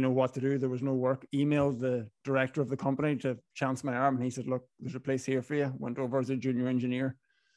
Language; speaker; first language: English; native; English